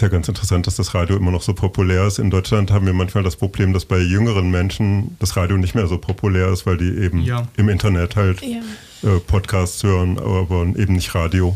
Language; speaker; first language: German; native; German